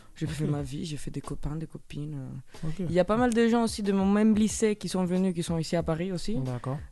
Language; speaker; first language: French; non-native, fluent; Spanish